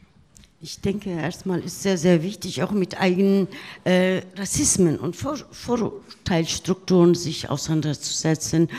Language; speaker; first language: German; early bilingual, other home language; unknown